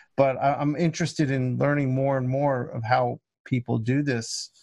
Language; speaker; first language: English; native; English